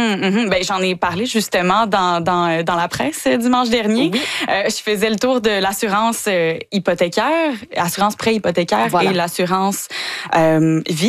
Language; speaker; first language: French; native; French